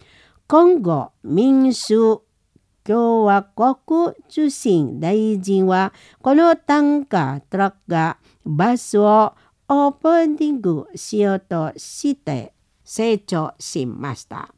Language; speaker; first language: Japanese; non-native, learner; Indonesian